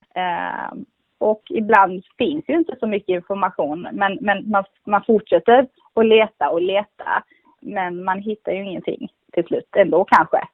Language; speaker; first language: Swedish; early bilingual, other home language; Kurdish